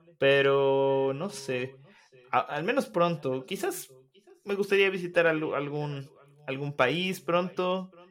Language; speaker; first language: Spanish; native; Spanish